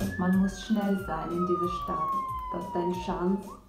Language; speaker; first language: German; non-native, learner; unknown